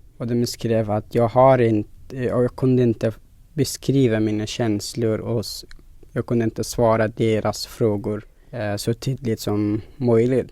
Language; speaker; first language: Swedish; non-native, fluent; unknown